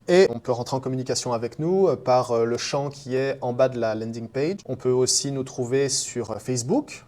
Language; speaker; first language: French; native; French